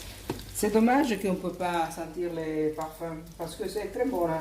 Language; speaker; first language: French; non-native, fluent; Italian